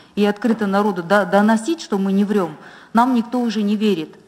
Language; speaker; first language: Russian; non-native, local second language; Kyrgyz